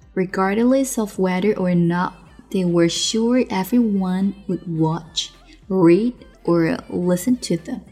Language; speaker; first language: English; non-native, fluent; Chinese